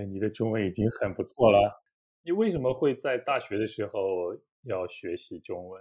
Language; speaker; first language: Chinese; native; Chinese